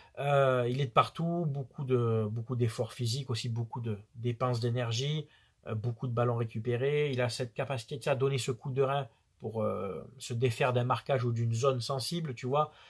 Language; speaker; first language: French; native; French